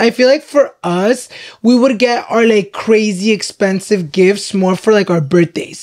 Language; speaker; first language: English; early bilingual, other home language; Spanish